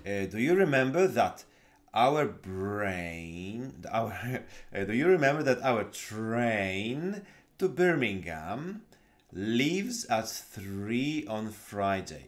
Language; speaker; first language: English; non-native, fluent; Polish